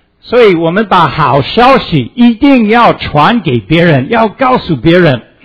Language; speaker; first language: Chinese; early bilingual, heritage; Chinese